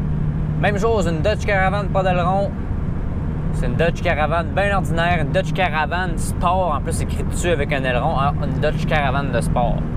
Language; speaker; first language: French; native; French